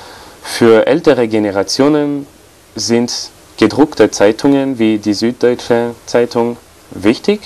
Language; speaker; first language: German; non-native, fluent; French